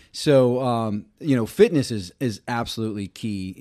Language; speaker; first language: English; native; English